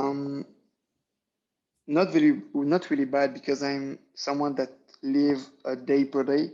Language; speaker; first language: English; non-native, learner; French